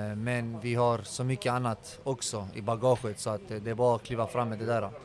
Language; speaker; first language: Swedish; early bilingual, other home language; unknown